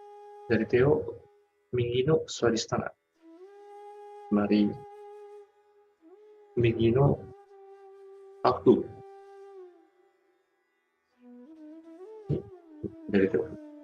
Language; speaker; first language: Japanese; non-native, fluent; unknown